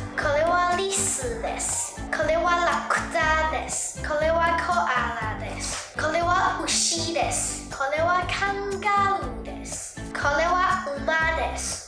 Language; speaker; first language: Japanese; non-native, learner; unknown